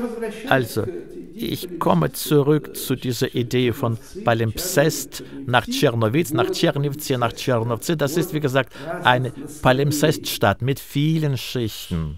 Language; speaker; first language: German; non-native, fluent; Russian